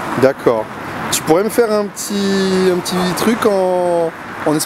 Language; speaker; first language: French; native; French